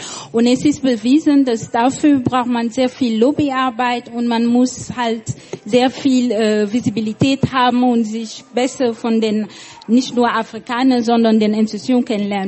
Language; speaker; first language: German; non-native, fluent; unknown